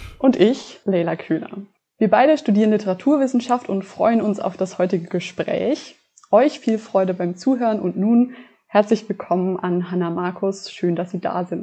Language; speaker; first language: German; native; German